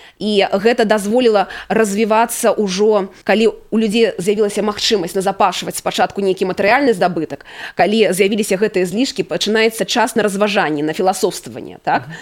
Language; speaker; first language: Belarusian; native; Belarusian